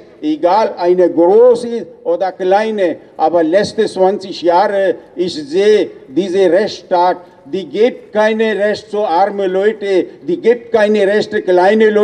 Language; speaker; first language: German; non-native, learner; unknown